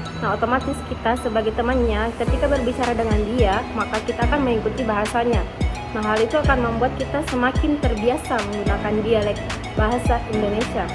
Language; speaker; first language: Indonesian; non-native, local second language; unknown